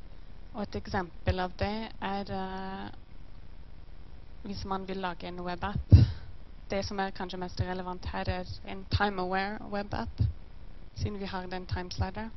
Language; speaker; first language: Norwegian; non-native, learner; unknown